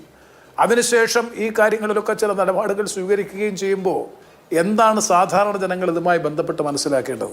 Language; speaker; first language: Malayalam; native; Malayalam